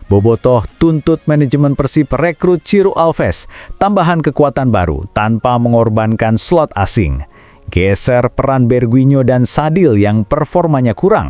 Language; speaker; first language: Indonesian; native; Indonesian